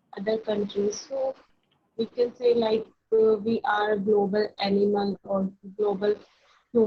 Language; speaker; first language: English; non-native, learner; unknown